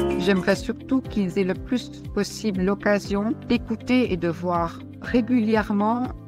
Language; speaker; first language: French; non-native, fluent; Spanish